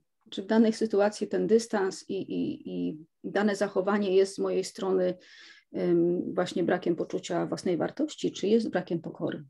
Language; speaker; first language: Polish; native; Polish